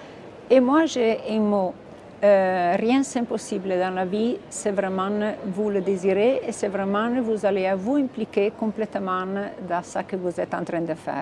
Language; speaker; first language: French; non-native, fluent; Italian